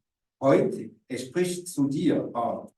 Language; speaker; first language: German; non-native, fluent; Rundi